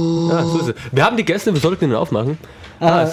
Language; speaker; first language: German; native; German